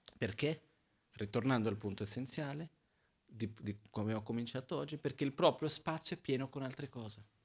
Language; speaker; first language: Italian; non-native, fluent; Portuguese